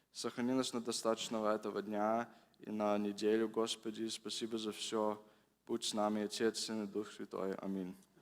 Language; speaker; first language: Russian; early bilingual, heritage; Russian